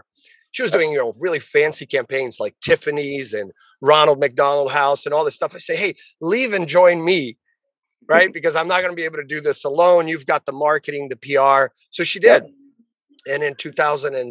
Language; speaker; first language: English; early bilingual, other home language; Portuguese